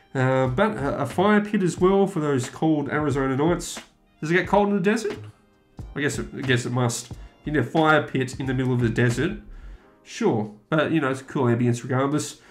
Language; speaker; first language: English; native; English